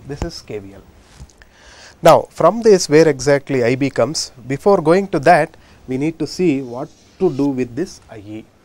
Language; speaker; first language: English; non-native, local second language; Kannada